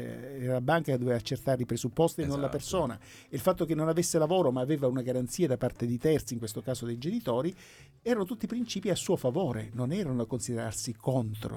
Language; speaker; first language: Italian; native; Italian